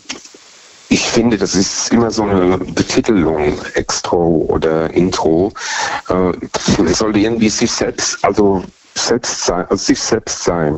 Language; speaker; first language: German; native; German